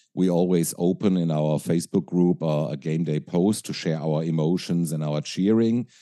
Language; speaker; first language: English; non-native, fluent; German